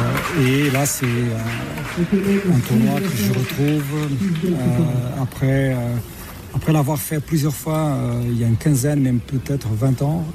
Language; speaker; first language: French; non-native, fluent; Portuguese